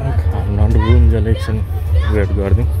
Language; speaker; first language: English; non-native, learner; Nepali